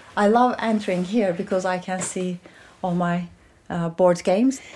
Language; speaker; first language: English; non-native, fluent; Turkish